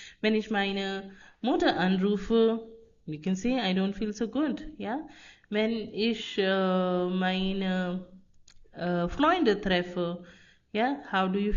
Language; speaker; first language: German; non-native, fluent; Hindi